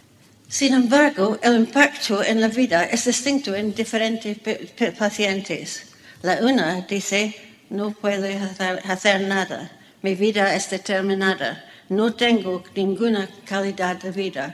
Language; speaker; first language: Spanish; non-native, fluent; English